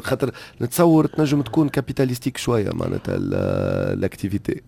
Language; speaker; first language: Arabic; native; Arabic